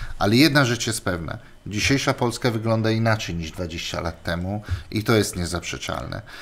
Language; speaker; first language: Polish; non-native, fluent; Italian